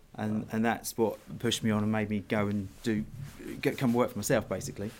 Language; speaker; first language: English; native; English